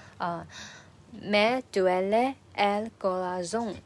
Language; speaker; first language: Spanish; non-native, learner; Chinese